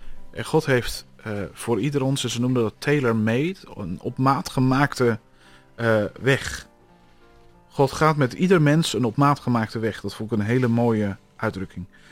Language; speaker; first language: Dutch; native; Dutch